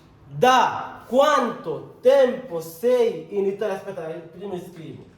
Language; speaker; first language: Italian; non-native, fluent; Bangla